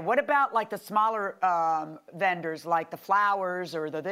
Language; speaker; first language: English; native; English